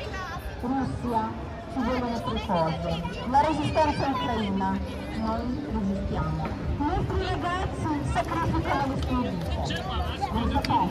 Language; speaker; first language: Italian; non-native, fluent; Ukrainian